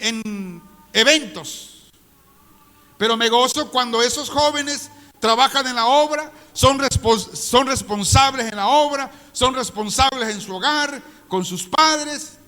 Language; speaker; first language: Spanish; native; Spanish